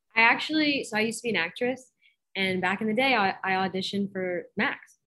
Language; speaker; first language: English; native; English